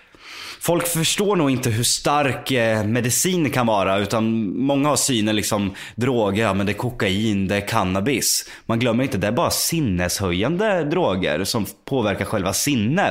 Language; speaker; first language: Swedish; native; Swedish